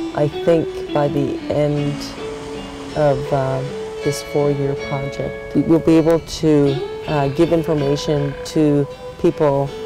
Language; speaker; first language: English; native; English